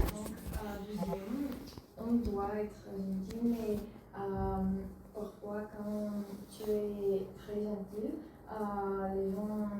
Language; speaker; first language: French; non-native, learner; Bulgarian